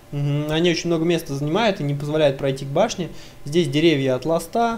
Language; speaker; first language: Russian; native; Russian